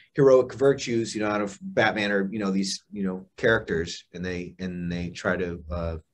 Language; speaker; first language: English; native; English